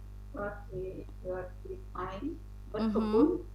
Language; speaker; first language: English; non-native, learner; Indonesian